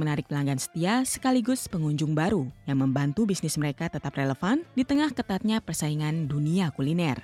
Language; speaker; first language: Indonesian; native; Indonesian